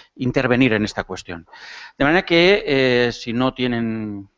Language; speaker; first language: Spanish; non-native, local second language; Catalan